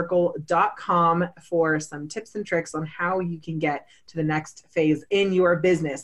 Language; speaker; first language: English; native; English